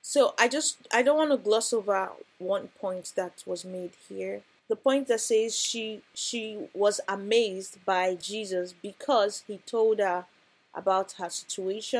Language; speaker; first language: English; non-native, local second language; Yoruba